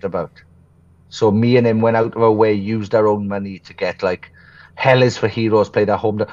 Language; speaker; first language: English; native; English